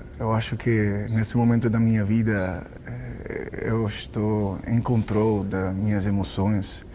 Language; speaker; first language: Portuguese; non-native, fluent; Spanish